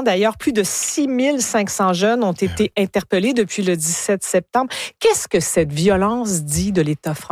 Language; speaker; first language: French; native; French